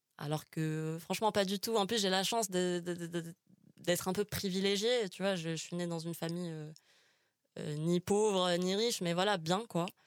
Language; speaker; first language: French; non-native, local second language; Arabic